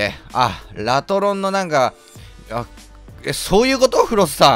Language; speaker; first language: Japanese; native; Japanese